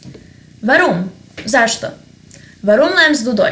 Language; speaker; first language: German; non-native, fluent; Serbian